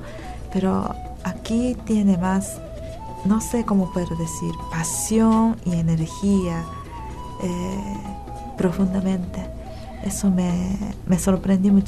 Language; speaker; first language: Spanish; non-native, fluent; Japanese